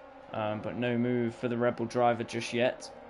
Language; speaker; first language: English; native; English